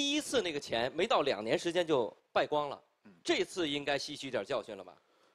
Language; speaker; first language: Chinese; native; Chinese